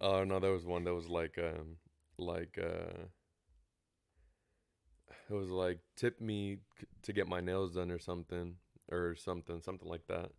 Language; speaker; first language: English; early bilingual, other home language; Spanish